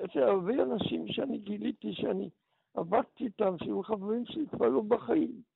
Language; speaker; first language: Hebrew; early bilingual, other home language; Polish